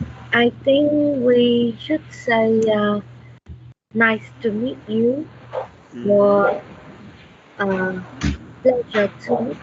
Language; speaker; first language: English; non-native, learner; Vietnamese